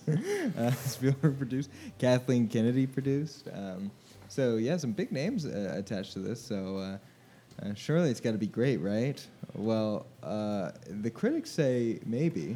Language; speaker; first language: English; native; English